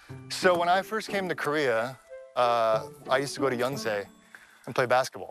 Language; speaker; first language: English; native; English